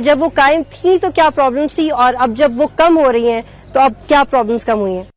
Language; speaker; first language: Urdu; native; Urdu